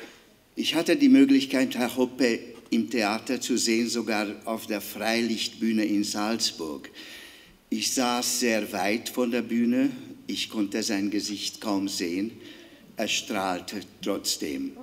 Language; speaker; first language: German; non-native, fluent; Hungarian